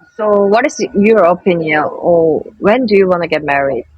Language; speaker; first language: English; non-native, learner; Korean